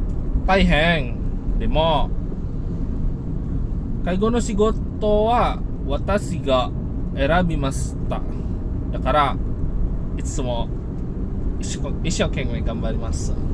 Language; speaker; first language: Japanese; non-native, learner; Indonesian